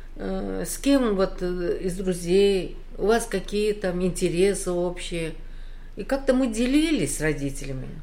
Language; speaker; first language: Russian; native; Russian